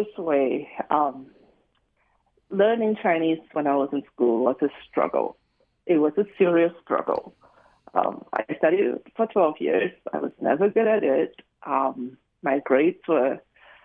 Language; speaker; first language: English; native; English